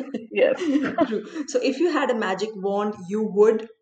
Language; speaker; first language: English; non-native, local second language; Hindi